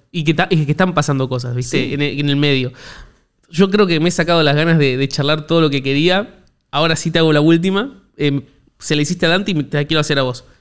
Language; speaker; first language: Spanish; native; Spanish